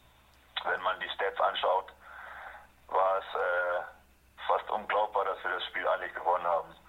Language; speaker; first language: German; non-native, fluent; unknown